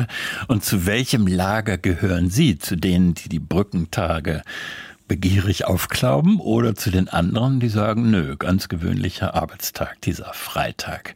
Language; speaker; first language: German; native; German